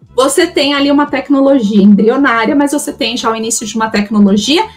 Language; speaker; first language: Portuguese; native; Portuguese